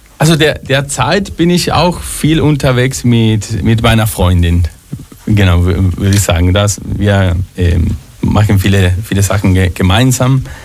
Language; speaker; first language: German; non-native, fluent; Spanish